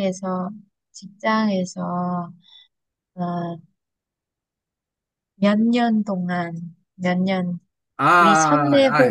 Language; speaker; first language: Korean; non-native, learner; Vietnamese